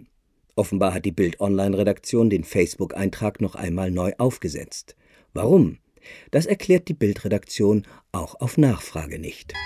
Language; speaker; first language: German; native; German